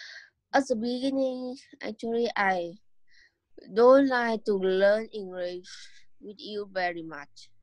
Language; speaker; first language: English; non-native, learner; Vietnamese